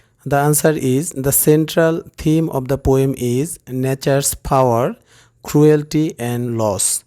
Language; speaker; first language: English; non-native, local second language; Bangla